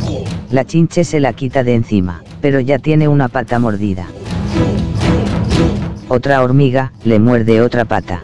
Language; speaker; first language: Spanish; native; Spanish